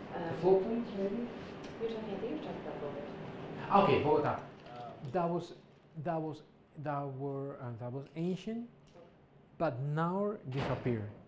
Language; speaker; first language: English; non-native, fluent; Spanish